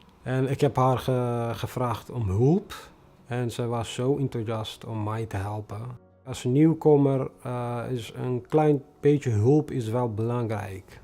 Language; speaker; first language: Dutch; non-native, fluent; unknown